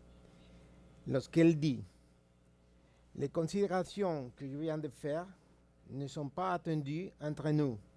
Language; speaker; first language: French; non-native, fluent; Spanish